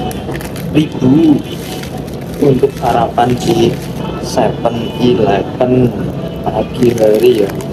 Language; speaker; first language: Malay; non-native, local second language; Javanese